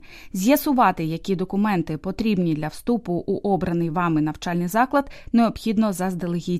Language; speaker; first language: Ukrainian; native; Ukrainian